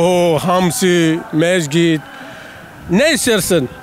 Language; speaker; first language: Turkish; non-native, learner; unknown